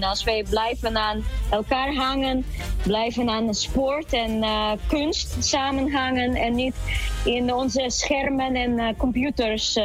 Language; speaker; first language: Dutch; non-native, fluent; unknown